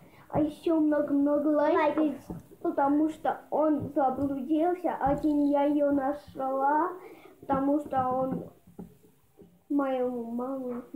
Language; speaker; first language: Russian; early bilingual, heritage; Russian